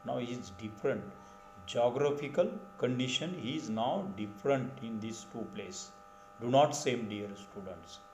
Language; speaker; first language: English; non-native, local second language; Marathi